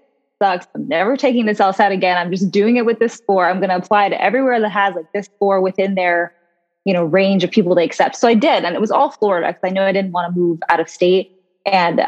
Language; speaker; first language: English; native; English